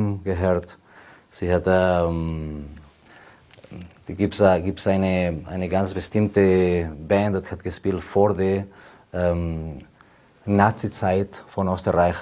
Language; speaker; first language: German; non-native, learner; Spanish